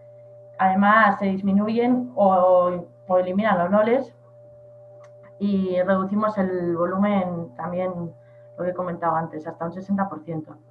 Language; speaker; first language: Spanish; native; Spanish